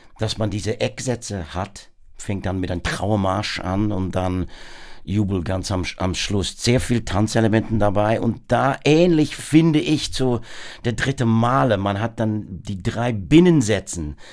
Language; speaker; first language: German; non-native, fluent; English